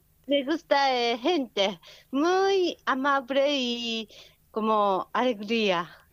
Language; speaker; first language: Spanish; non-native, learner; Japanese